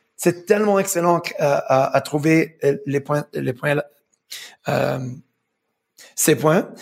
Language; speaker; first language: French; non-native, fluent; English